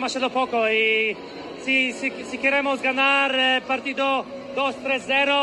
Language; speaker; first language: Spanish; non-native, learner; Polish